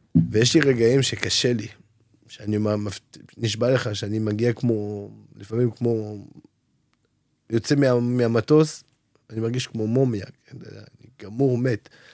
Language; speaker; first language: Hebrew; non-native, fluent; French